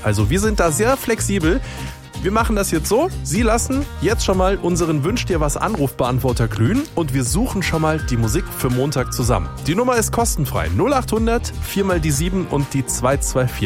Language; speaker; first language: German; native; German